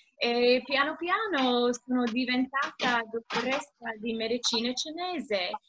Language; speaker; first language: Italian; non-native, learner; English